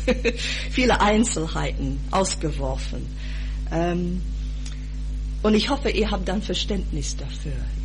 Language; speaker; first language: German; non-native, fluent; English